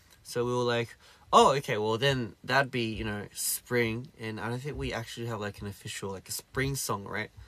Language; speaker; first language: English; early bilingual, other home language; Korean